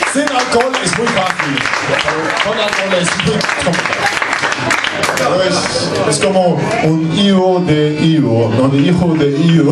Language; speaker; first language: Spanish; non-native, learner; German